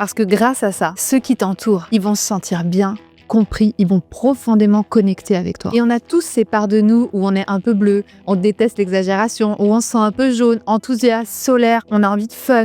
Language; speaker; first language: French; native; French